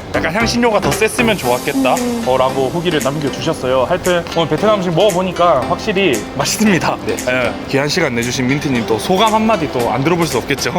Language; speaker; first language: Korean; native; Korean